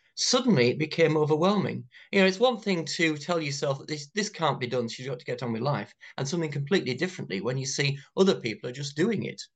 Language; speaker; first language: English; native; English